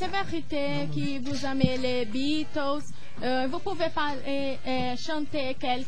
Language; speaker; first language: French; non-native, learner; Portuguese